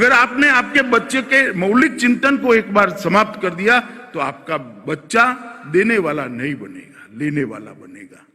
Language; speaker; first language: Hindi; non-native, local second language; Gujarati